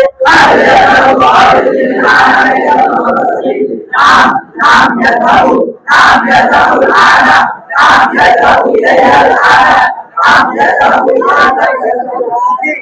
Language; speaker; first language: Arabic; non-native, fluent; Bangla